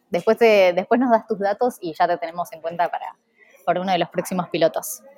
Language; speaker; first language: Spanish; native; Spanish